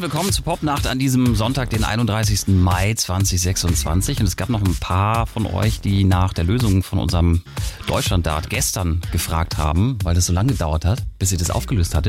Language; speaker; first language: German; native; German